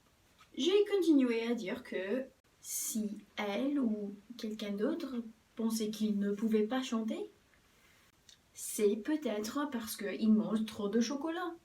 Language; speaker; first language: French; non-native, fluent; English